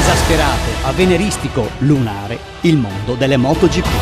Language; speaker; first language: Italian; native; Italian